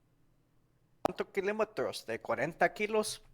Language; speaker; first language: Spanish; non-native, learner; English